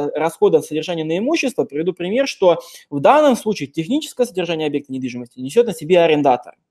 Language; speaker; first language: Russian; native; Russian